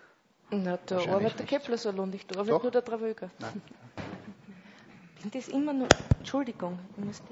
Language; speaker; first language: German; native; German